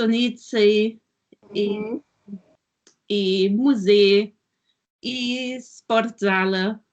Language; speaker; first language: Russian; non-native, learner; German